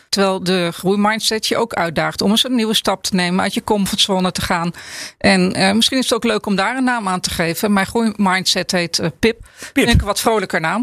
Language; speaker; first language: Dutch; native; Dutch